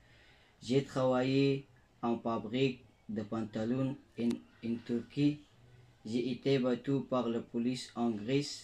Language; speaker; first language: French; non-native, learner; Pashto